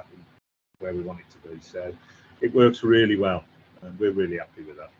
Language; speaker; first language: English; native; English